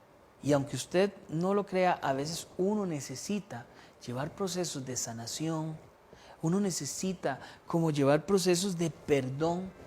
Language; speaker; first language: Spanish; native; Spanish